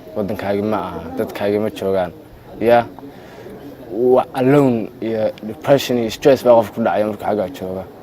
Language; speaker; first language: Somali; early bilingual, heritage; Somali